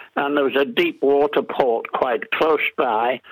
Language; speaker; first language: English; native; English